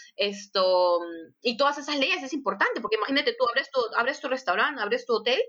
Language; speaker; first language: Spanish; native; Spanish